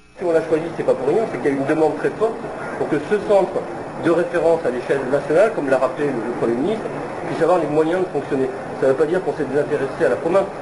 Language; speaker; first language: French; native; French